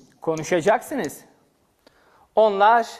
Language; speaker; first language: Turkish; non-native, learner; Ukrainian